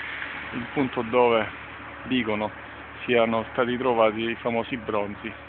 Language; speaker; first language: Italian; native; Italian